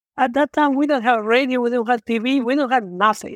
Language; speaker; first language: English; non-native, fluent; Italian